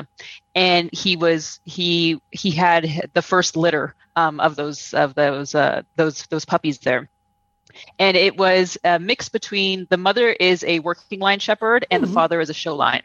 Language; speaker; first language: English; native; English